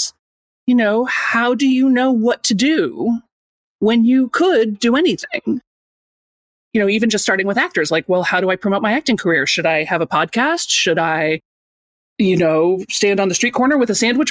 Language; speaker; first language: English; native; English